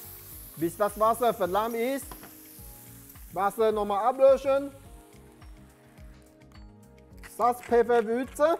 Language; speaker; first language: German; non-native, learner; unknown